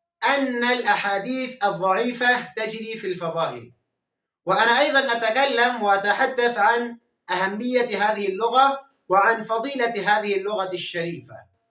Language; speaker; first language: Arabic; non-native, fluent; Urdu